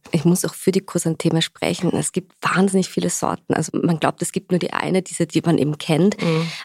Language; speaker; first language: German; native; German